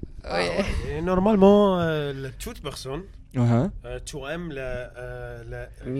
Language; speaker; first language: French; non-native, learner; Arabic